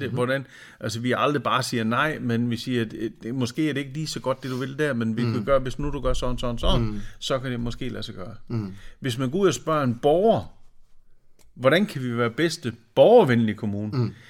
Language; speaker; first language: Danish; native; Danish